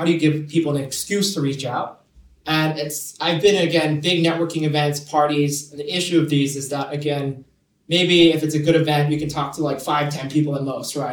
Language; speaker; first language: English; non-native, local second language; Cantonese